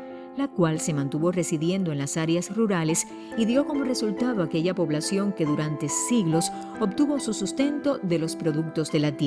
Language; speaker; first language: Spanish; native; Spanish